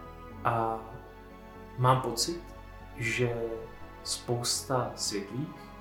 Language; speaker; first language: Czech; native; Czech